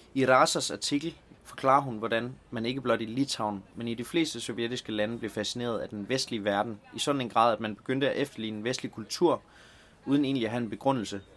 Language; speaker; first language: Danish; native; Danish